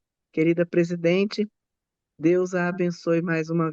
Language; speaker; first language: Portuguese; native; Portuguese